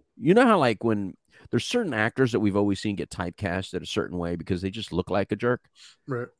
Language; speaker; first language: English; native; English